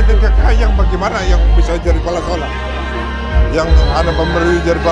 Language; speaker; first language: Indonesian; native; Indonesian